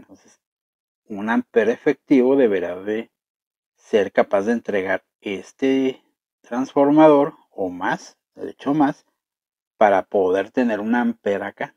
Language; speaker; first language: Spanish; native; Spanish